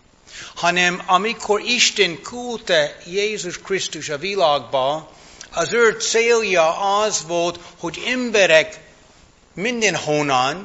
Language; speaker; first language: Hungarian; non-native, fluent; English